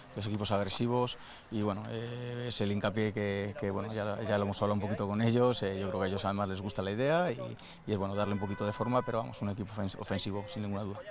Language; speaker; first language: Spanish; native; Spanish